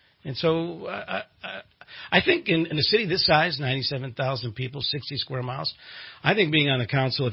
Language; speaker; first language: English; native; English